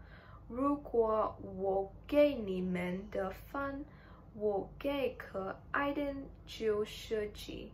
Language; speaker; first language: Chinese; non-native, learner; English